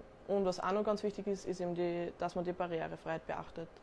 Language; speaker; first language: German; native; German